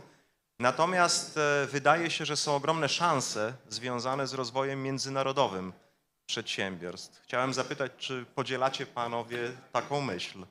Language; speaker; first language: Polish; native; Polish